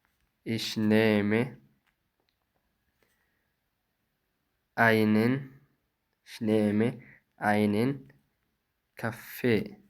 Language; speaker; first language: German; non-native, fluent; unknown